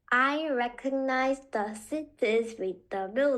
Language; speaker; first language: English; non-native, learner; Korean